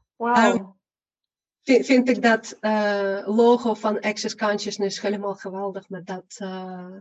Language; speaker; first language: Dutch; non-native, fluent; Ukrainian